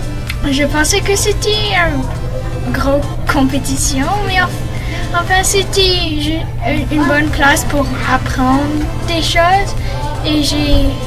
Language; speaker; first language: French; non-native, local second language; English